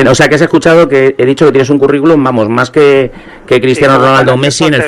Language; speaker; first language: Spanish; native; Spanish